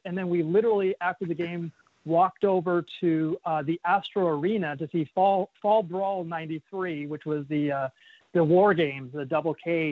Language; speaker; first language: English; native; English